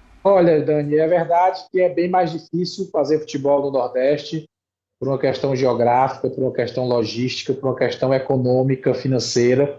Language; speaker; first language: Portuguese; native; Portuguese